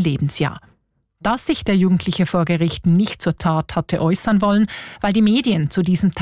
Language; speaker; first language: German; native; German